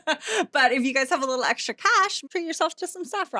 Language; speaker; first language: English; native; English